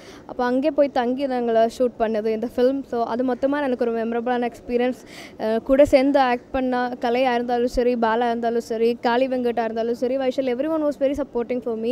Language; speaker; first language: Tamil; non-native, learner; Malayalam